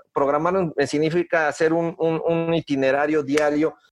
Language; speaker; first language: Spanish; native; Spanish